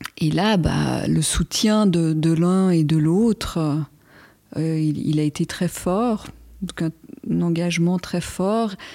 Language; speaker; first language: French; native; French